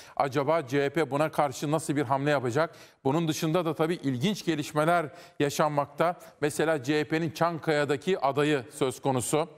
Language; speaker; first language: Turkish; native; Turkish